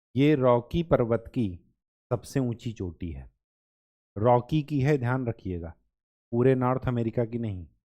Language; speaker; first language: Hindi; native; Hindi